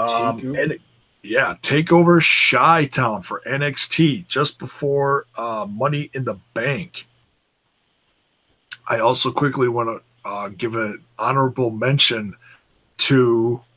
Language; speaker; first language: English; native; English